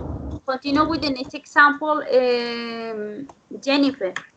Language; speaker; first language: English; non-native, fluent; Spanish